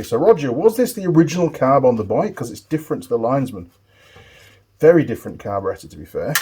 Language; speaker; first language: English; native; English